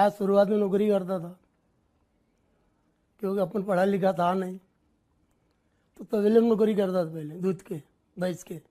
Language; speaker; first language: Hindi; native; Hindi